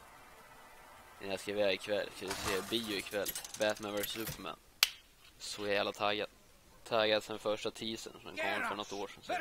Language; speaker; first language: Swedish; native; Swedish